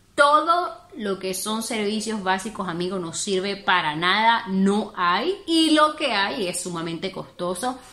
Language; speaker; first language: Spanish; native; Spanish